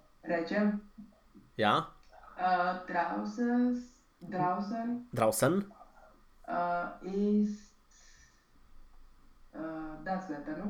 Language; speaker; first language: German; non-native, learner; Romanian